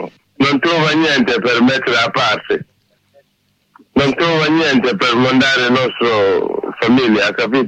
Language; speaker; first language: Italian; non-native, learner; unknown